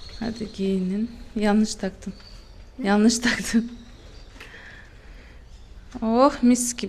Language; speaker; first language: Turkish; non-native, fluent; Russian